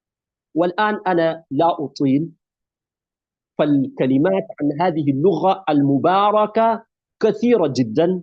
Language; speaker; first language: Arabic; non-native, fluent; Urdu